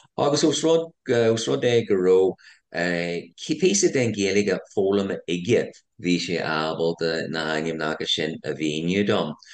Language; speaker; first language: Irish; non-native, local second language; English